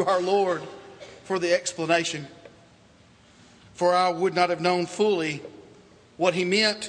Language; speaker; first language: English; native; English